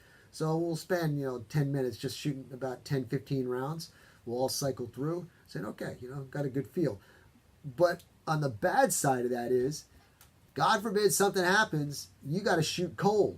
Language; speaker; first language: English; native; English